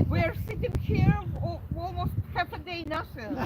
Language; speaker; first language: English; non-native, learner; Russian